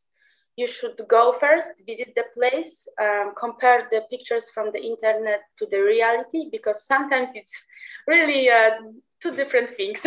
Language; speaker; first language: English; non-native, fluent; Polish